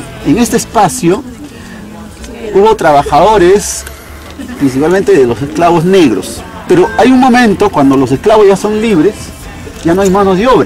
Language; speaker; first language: Spanish; native; Spanish